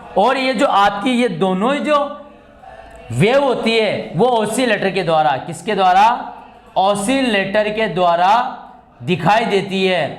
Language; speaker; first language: Hindi; native; Hindi